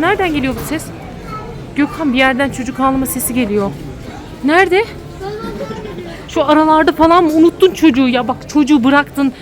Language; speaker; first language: Turkish; native; Turkish